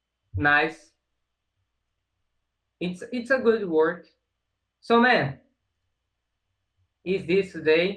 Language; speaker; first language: English; non-native, learner; Portuguese